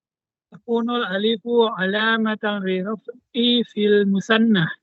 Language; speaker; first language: Arabic; non-native, learner; Indonesian